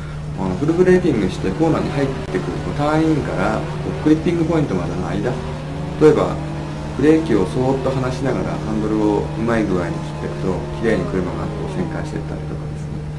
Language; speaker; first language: Japanese; native; Japanese